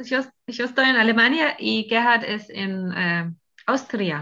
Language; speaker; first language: Spanish; non-native, fluent; German